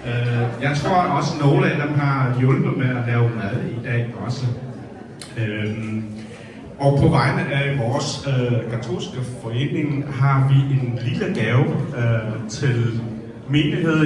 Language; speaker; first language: Danish; early bilingual, other home language; Vietnamese